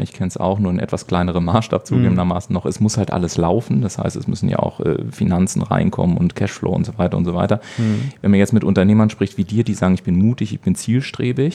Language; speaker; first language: German; native; German